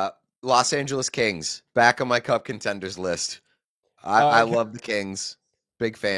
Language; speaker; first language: English; native; English